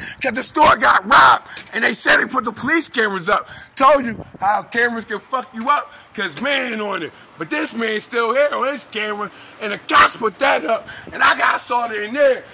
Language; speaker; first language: English; native; English